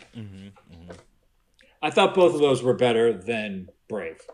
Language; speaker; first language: English; native; English